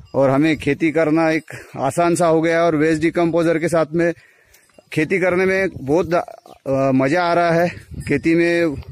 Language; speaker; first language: Hindi; non-native, local second language; Marathi